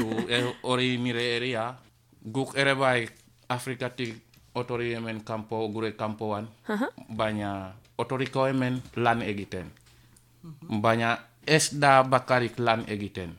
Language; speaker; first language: Basque; non-native, learner; Wolof